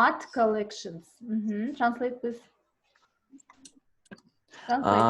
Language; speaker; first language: English; non-native, learner; Kazakh